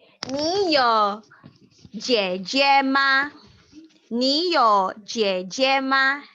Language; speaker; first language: Chinese; non-native, fluent; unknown